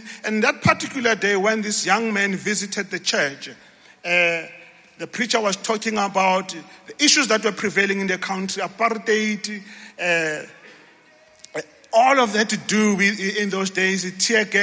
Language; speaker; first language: English; non-native, local second language; Zulu